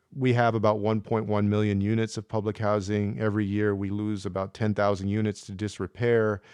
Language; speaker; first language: English; native; English